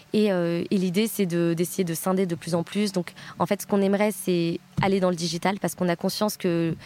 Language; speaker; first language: French; native; French